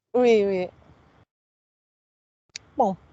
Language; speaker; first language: French; non-native, fluent; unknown